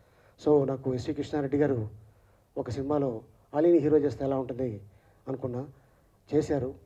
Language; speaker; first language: Telugu; native; Telugu